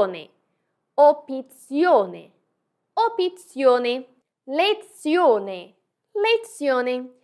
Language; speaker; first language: Italian; non-native, fluent; Portuguese